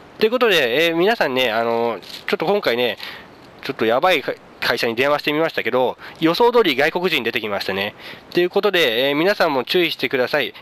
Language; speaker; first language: Japanese; native; Japanese